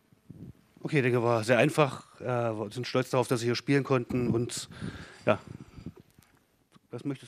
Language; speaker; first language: German; native; German